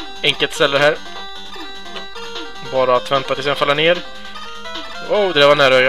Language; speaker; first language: Swedish; native; Swedish